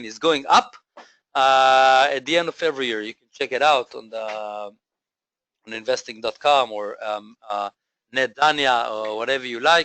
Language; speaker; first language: English; non-native, fluent; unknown